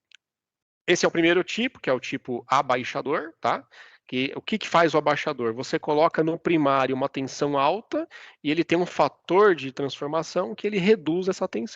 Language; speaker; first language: Portuguese; native; Portuguese